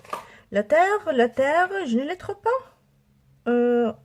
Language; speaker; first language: French; non-native, learner; Italian